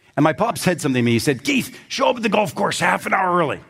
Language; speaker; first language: English; native; English